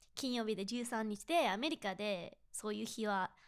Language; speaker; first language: Japanese; non-native, fluent; English